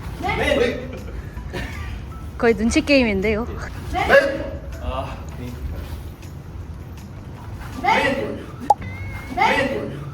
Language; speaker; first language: Korean; native; Korean